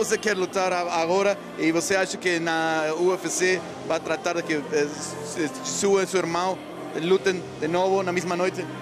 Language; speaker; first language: Portuguese; non-native, learner; Spanish